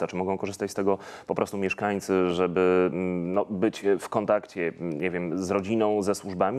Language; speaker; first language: Polish; native; Polish